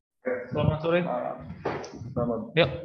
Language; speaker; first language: Indonesian; native; Indonesian